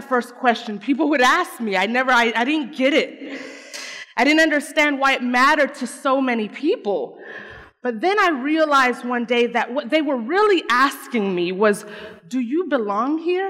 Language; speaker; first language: English; early bilingual, other home language; Spanish